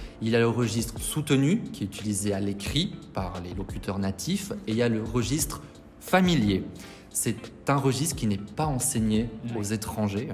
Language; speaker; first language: French; native; French